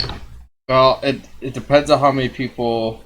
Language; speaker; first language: English; native; English